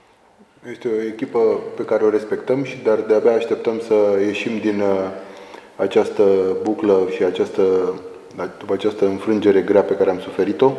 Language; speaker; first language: Romanian; native; Romanian